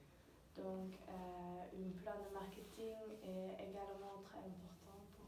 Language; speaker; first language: French; non-native, learner; Dutch